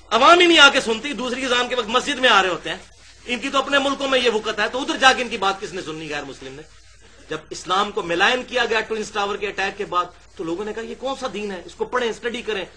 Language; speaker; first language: Urdu; non-native, local second language; Punjabi